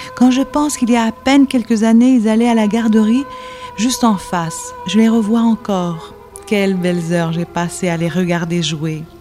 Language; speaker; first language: French; non-native, local second language; Arabic